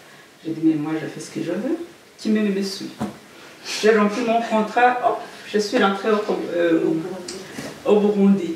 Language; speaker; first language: French; non-native, local second language; Kinyarwanda